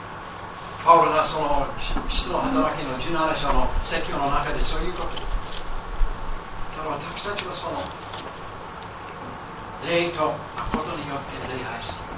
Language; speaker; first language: Japanese; non-native, fluent; English